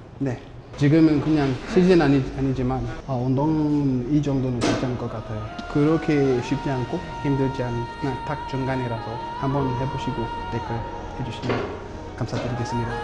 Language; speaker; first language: Korean; non-native, learner; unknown